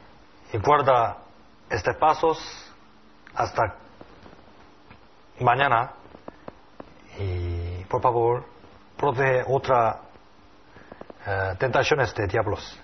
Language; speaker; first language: Spanish; non-native, learner; Korean